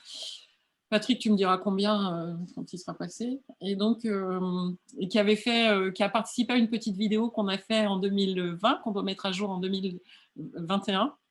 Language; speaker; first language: French; native; French